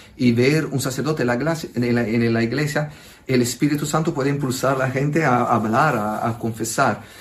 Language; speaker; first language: Spanish; non-native, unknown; Italian